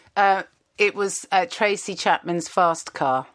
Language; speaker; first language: English; native; English